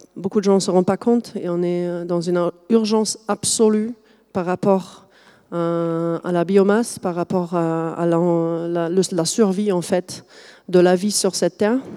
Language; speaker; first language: French; non-native, fluent; German